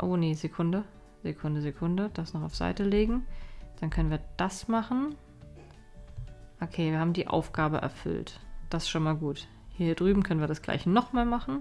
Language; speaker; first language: German; native; German